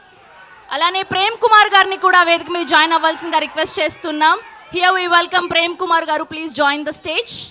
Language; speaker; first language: Telugu; native; Telugu